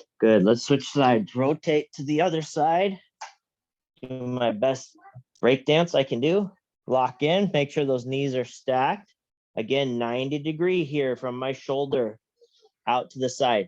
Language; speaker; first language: English; native; English